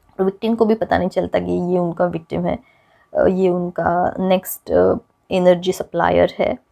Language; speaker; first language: Hindi; non-native, local second language; Marathi